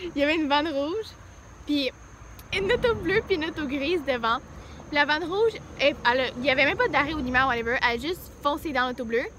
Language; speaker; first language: French; native; French